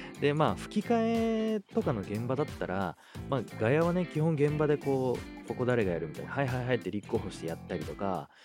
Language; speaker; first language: Japanese; native; Japanese